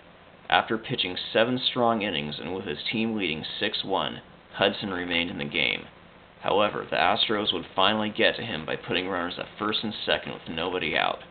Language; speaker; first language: English; native; English